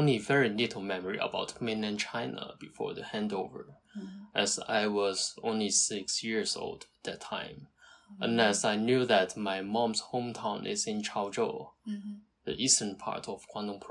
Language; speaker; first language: English; non-native, local second language; Cantonese